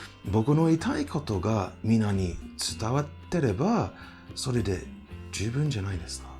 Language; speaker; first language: Japanese; non-native, fluent; English